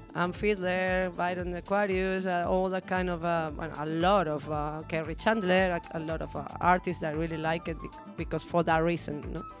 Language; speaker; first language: English; non-native, learner; Spanish